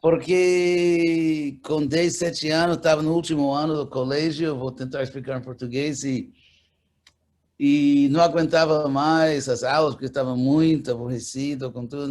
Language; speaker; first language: Portuguese; non-native, fluent; English